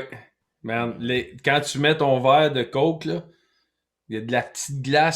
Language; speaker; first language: French; native; French